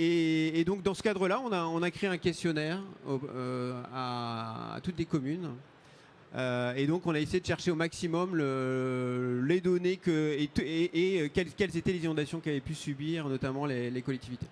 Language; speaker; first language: French; native; French